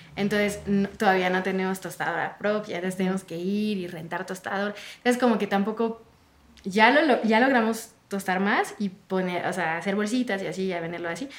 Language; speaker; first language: Spanish; non-native, fluent; French